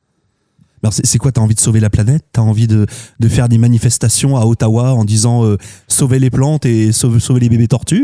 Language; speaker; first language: French; native; French